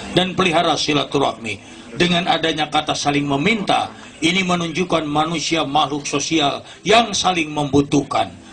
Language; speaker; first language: Indonesian; non-native, local second language; Sundanese